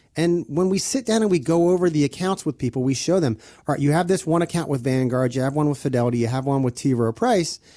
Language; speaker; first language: English; native; English